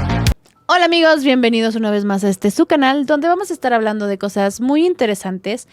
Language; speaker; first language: Spanish; native; Spanish